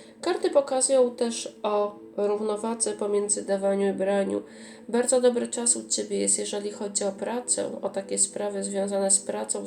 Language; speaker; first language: Polish; native; Polish